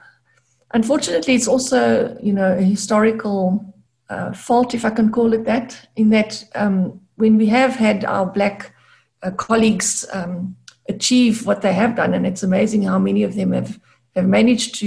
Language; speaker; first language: English; native; English